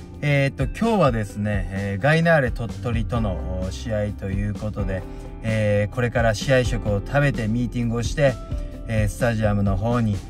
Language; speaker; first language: Japanese; native; Japanese